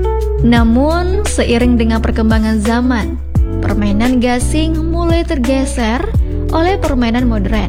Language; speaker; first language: Indonesian; native; Indonesian